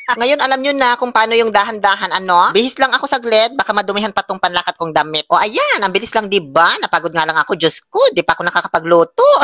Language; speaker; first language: Filipino; non-native, local second language; Pangasinan